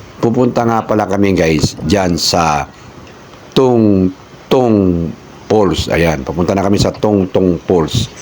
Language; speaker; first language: Filipino; native; Filipino